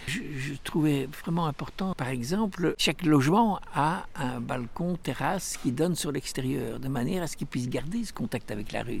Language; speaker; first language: French; native; French